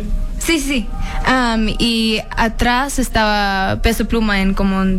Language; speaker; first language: Spanish; early bilingual, heritage; English